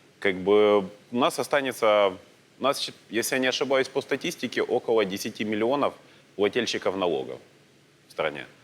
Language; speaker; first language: Russian; native; Russian